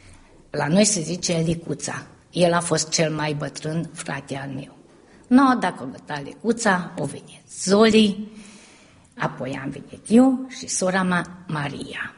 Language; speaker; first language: Romanian; early bilingual, heritage; Romanian